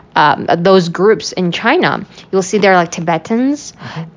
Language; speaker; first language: English; non-native, fluent; Uyghur